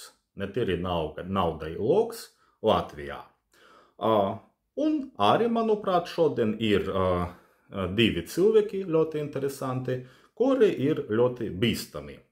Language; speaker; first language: Latvian; non-native, fluent; Russian